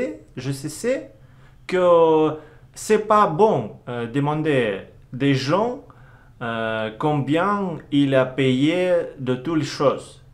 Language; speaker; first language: French; non-native, learner; Russian